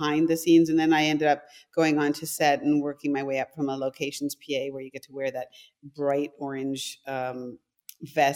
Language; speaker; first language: English; non-native, fluent; German